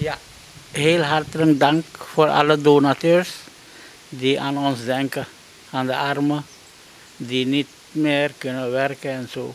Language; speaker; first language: Dutch; non-native, local second language; Caribbean Hindustani